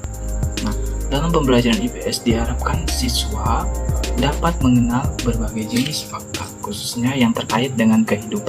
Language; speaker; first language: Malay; non-native, local second language; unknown